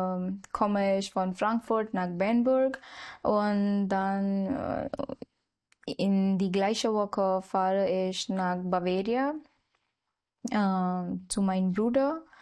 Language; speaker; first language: German; non-native, learner; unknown